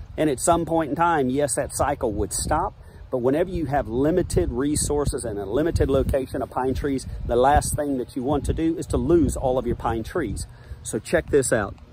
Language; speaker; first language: English; native; English